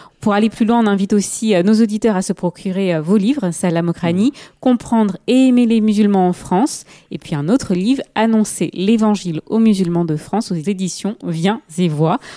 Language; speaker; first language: French; native; French